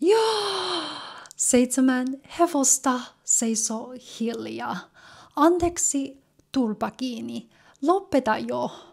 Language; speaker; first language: Finnish; non-native, learner; English